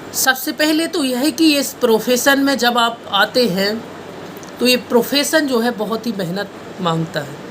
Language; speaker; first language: Hindi; native; Hindi